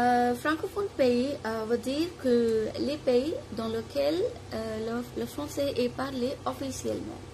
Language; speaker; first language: French; non-native, fluent; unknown